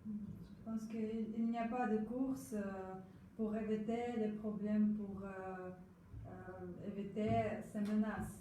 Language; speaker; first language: French; non-native, learner; Russian